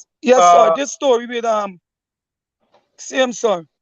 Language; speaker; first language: English; native; English